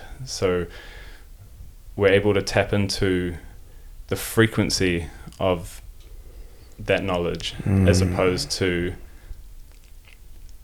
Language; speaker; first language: English; non-native, local second language; German